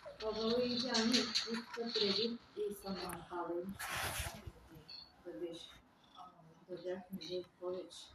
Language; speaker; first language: Bulgarian; non-native, local second language; Turkish